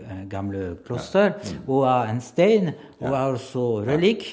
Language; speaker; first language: Norwegian; non-native, learner; French